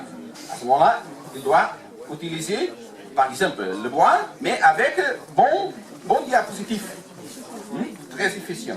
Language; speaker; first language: French; non-native, learner; Portuguese